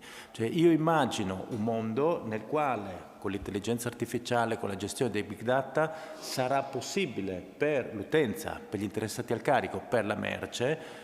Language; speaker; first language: Italian; native; Italian